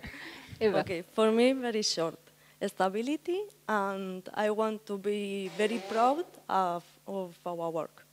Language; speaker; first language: English; non-native, learner; Spanish